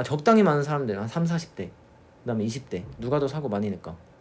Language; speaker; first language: Korean; native; Korean